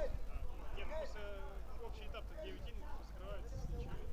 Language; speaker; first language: Russian; native; Russian